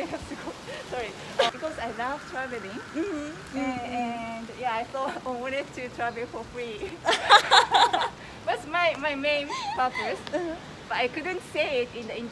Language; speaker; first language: English; non-native, fluent; Japanese